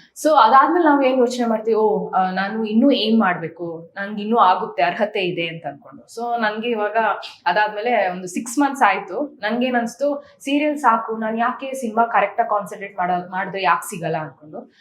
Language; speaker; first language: Kannada; non-native, local second language; Kodava